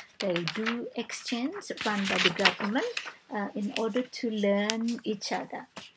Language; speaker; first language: English; non-native, fluent; Indonesian